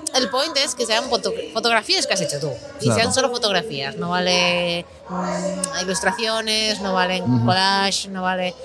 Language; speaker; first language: Spanish; native; Spanish